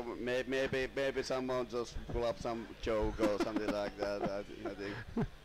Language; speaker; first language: English; non-native, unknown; Finnish